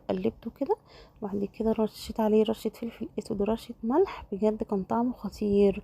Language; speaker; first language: Arabic; native; Arabic